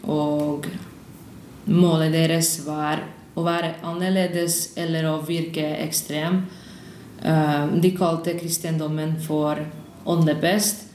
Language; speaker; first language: Norwegian; non-native, learner; Hungarian